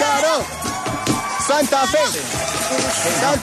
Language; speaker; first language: Spanish; native; Spanish